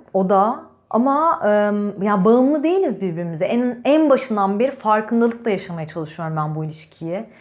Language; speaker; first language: Turkish; native; Turkish